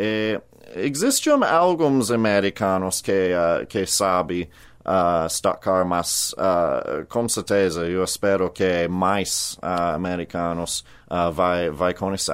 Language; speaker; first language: Portuguese; non-native, learner; English